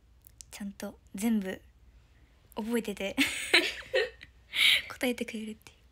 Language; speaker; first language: Japanese; native; Japanese